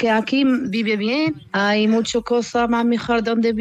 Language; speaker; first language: Spanish; non-native, learner; Arabic